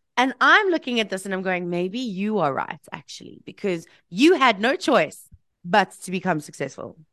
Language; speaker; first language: English; native; English